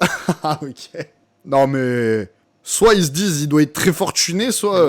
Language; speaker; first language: French; native; French